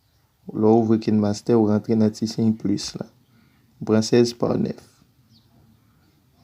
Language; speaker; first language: French; non-native, learner; Haitian Creole